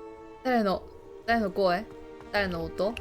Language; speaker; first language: Japanese; non-native, learner; Chinese